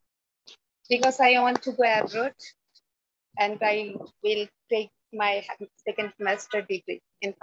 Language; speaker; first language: English; non-native, learner; Bangla